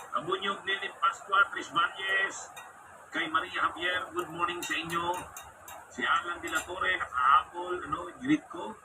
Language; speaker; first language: Filipino; non-native, local second language; Bikol